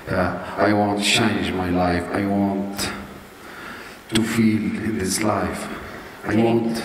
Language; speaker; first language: English; non-native, learner; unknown